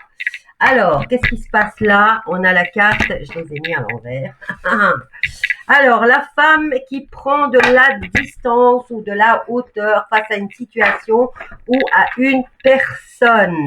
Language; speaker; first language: French; native; French